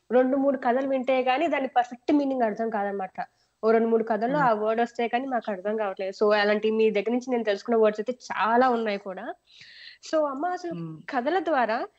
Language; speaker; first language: Telugu; native; Telugu